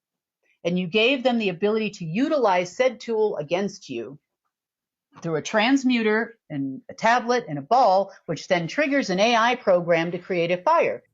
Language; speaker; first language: English; native; English